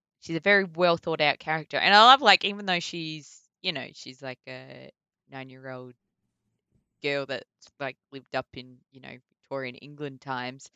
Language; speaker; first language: English; native; English